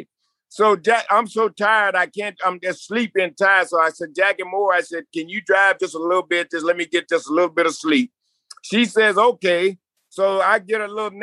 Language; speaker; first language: English; native; English